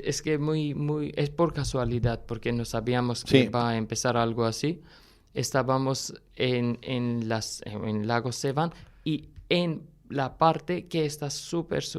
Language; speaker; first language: Spanish; non-native, fluent; Armenian